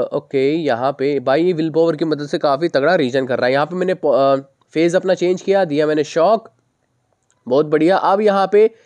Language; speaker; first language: Hindi; native; Hindi